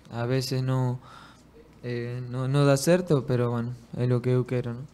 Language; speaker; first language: Portuguese; non-native, learner; Spanish